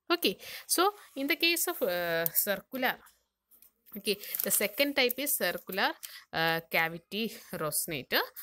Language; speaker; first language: English; non-native, local second language; Malayalam